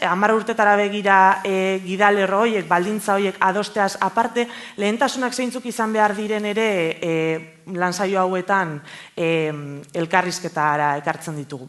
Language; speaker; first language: Basque; native; Basque